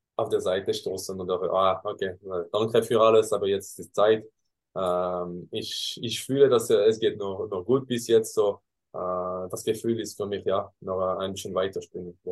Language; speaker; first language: German; non-native, local second language; French